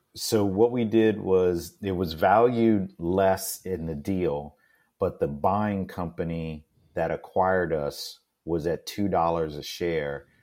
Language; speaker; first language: English; native; English